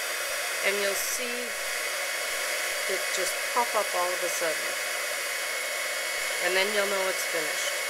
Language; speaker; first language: English; native; English